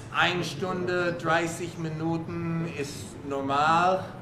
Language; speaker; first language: German; non-native, learner; English